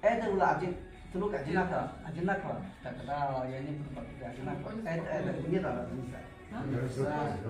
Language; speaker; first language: Russian; non-native, learner; Chinese